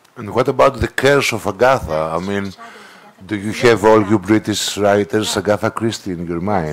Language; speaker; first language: English; non-native, fluent; Greek